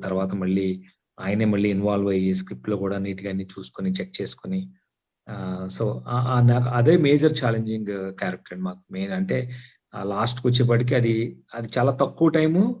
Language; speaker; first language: Telugu; native; Telugu